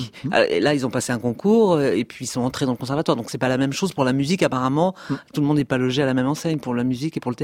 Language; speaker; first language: French; native; French